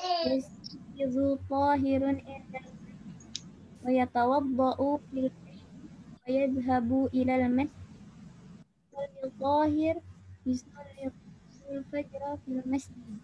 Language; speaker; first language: Arabic; non-native, learner; Indonesian